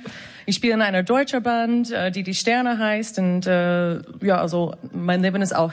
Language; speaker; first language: German; non-native, fluent; English